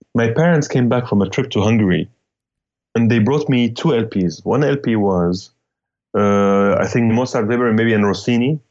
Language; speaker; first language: English; non-native, fluent; Arabic